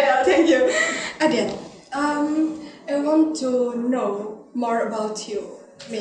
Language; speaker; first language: English; non-native, learner; Indonesian